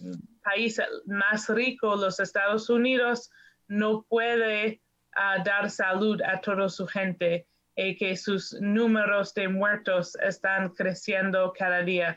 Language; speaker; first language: Spanish; non-native, fluent; English